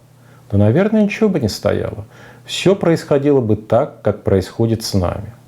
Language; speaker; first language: Russian; native; Russian